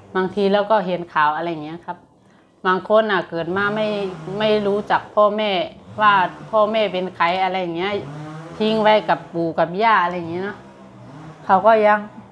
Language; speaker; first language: Thai; native; Thai